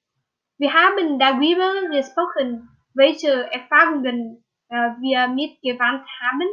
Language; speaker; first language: German; non-native, learner; Vietnamese